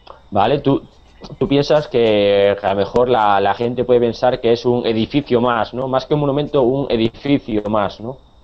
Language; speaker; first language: Spanish; native; Spanish